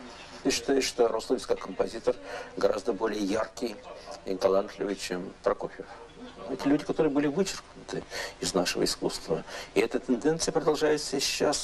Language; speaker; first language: Russian; native; Russian